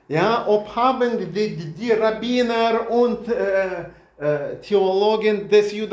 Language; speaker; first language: German; non-native, learner; Russian